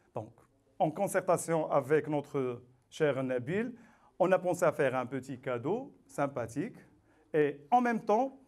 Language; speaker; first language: French; non-native, local second language; Arabic